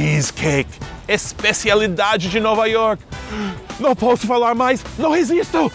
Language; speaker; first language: Portuguese; non-native, fluent; English